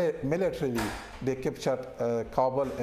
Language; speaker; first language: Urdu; non-native, learner; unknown